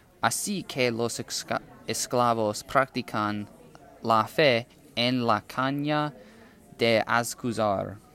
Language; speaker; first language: Spanish; non-native, learner; English